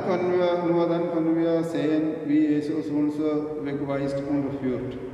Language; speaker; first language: German; non-native, learner; Malayalam